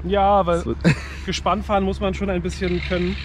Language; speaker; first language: German; native; German